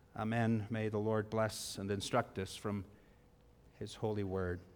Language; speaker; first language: English; native; English